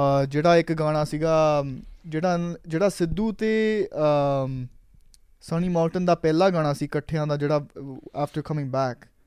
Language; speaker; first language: Punjabi; early bilingual, heritage; Punjabi